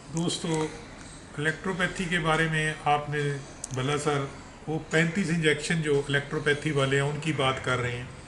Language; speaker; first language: Hindi; non-native, local second language; Punjabi